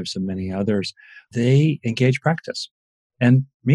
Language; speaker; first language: English; native; English